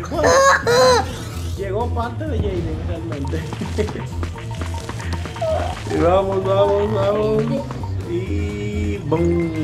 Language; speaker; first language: Spanish; native; Spanish